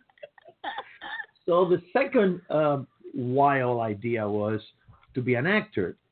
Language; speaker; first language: English; early bilingual, other home language; Spanish